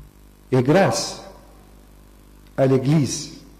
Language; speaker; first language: French; non-native, fluent; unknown